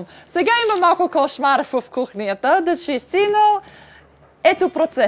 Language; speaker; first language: Bulgarian; non-native, learner; English